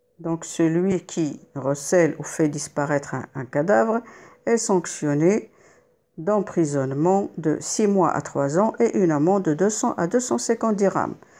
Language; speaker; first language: French; non-native, local second language; Arabic